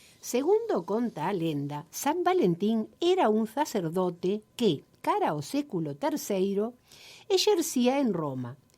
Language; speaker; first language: Galician; early bilingual, heritage; Galician